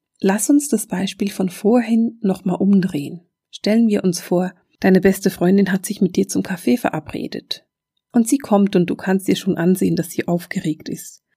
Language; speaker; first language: German; native; German